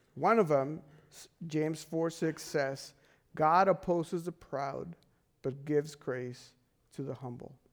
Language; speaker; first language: English; non-native, fluent; Spanish